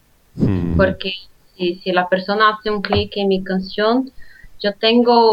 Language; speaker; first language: Spanish; non-native, fluent; Portuguese